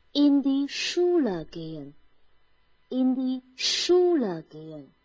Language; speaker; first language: German; non-native, fluent; Chinese